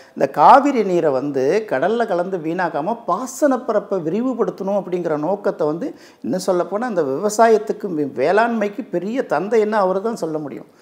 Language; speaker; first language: Tamil; native; Tamil